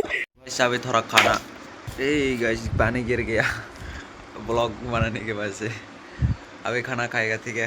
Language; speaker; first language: Hindi; non-native, local second language; Kok Borok